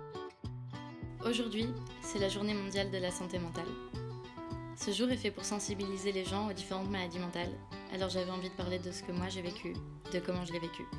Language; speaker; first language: French; native; French